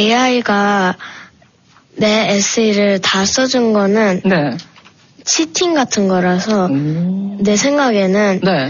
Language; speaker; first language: Korean; early bilingual, heritage; Korean